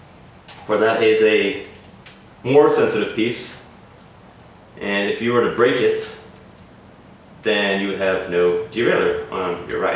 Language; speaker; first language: English; native; English